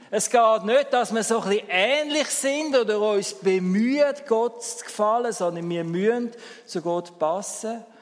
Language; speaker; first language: German; native; German